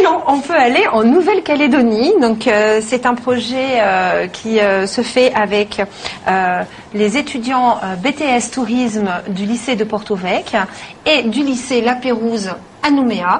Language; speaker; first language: French; native; French